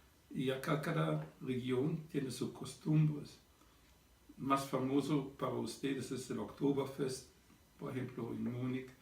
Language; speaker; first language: Spanish; non-native, fluent; German